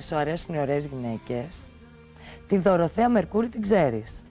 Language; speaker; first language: Greek; native; Greek